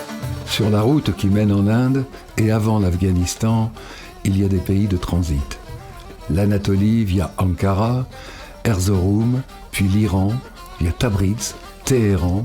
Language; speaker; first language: French; native; French